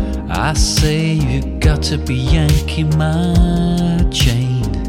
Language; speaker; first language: English; native; English